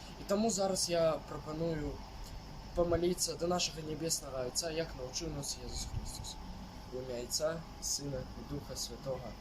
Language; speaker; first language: Belarusian; non-native, local second language; Russian